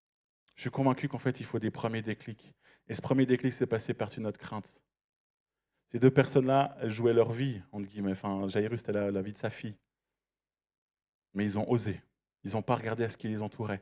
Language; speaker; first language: French; native; French